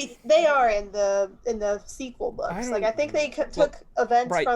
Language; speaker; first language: English; native; English